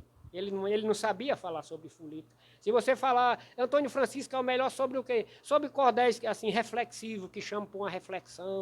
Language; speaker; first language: Portuguese; native; Portuguese